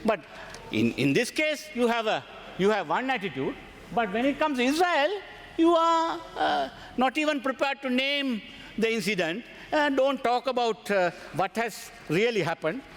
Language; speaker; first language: English; non-native, local second language; Sinhala